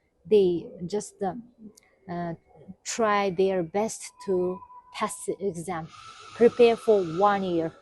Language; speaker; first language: English; non-native, fluent; Kazakh